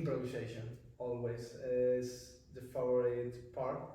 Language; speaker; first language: English; non-native, learner; Spanish